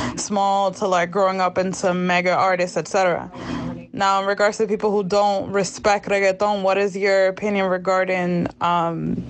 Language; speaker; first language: English; early bilingual, other home language; Spanish